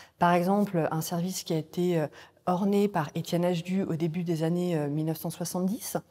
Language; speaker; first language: French; native; French